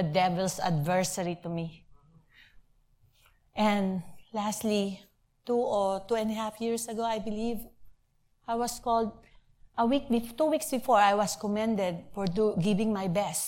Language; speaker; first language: English; non-native, local second language; Filipino